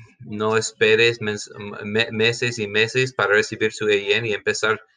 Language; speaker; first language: Spanish; non-native, fluent; English